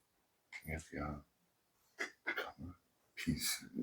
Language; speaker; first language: English; non-native, learner; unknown